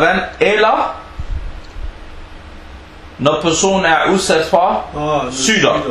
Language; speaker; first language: Danish; early bilingual, other home language; Arabic